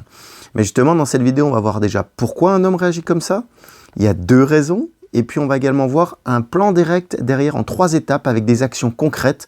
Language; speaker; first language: French; native; French